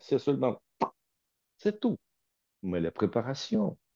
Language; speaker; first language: French; non-native, fluent; Russian